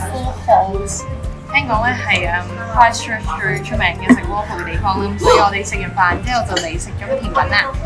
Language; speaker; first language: Chinese; native; Chinese